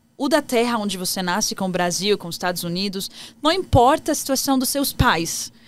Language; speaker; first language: Portuguese; non-native, fluent; Arabic